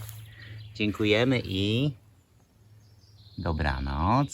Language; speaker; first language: Polish; native; Polish